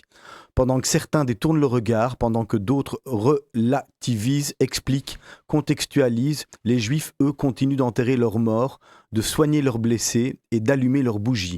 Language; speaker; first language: French; native; French